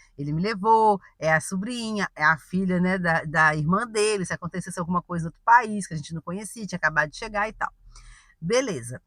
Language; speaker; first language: Portuguese; native; Portuguese